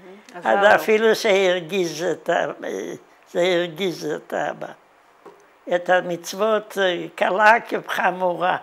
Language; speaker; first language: Hebrew; non-native, fluent; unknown